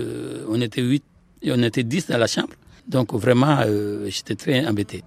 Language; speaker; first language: French; non-native, local second language; Soninke